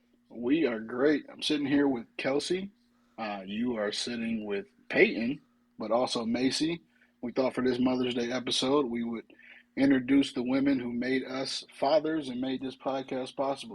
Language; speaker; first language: English; native; English